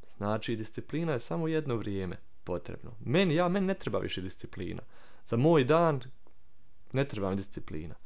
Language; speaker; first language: Serbian; early bilingual, heritage; Croatian